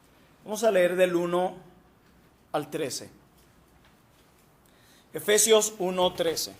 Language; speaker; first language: Spanish; native; Spanish